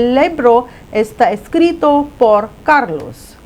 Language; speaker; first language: Spanish; non-native, fluent; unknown